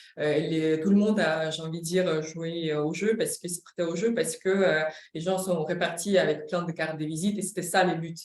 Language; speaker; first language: French; non-native, fluent; Ukrainian